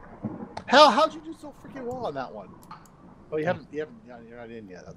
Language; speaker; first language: English; native; English